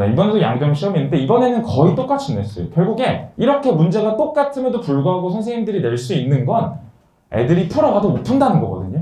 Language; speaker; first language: Korean; native; Korean